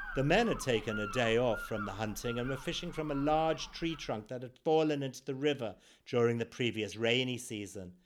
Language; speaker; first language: English; native; English